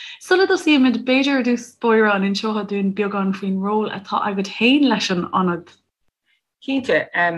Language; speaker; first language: Irish; native; Irish